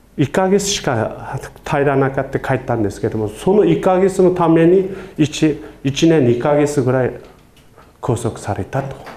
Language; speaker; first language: Japanese; non-native, fluent; Uyghur